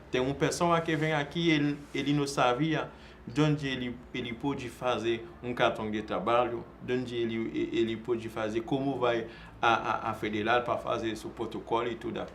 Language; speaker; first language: Portuguese; non-native, learner; Haitian Creole